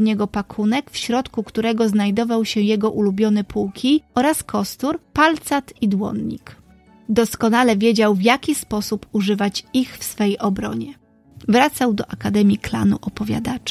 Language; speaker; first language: Polish; native; Polish